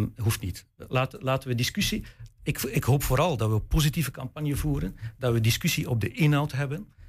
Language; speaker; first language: Dutch; native; Dutch